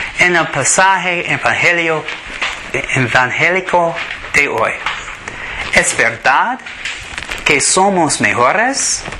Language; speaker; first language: Spanish; non-native, learner; English